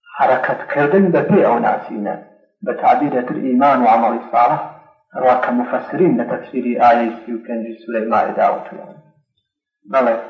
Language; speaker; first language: Central Kurdish; non-native, local second language; Gurani